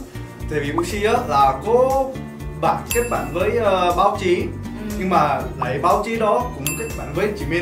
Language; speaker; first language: Vietnamese; non-native, fluent; Korean